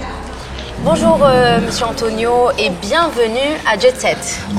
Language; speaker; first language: French; non-native, local second language; Arabic